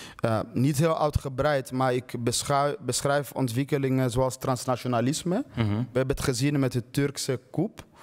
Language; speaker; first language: Dutch; early bilingual, other home language; Swahili